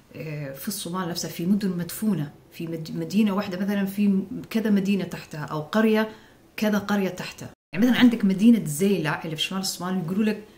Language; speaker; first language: Arabic; non-native, local second language; Somali